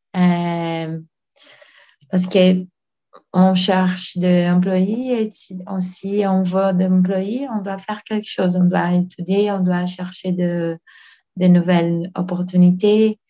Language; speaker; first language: French; non-native, learner; Portuguese